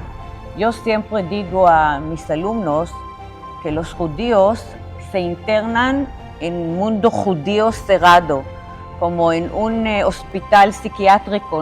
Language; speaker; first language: Spanish; non-native, fluent; Hebrew